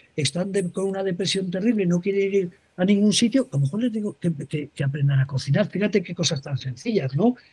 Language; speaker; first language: Spanish; native; Spanish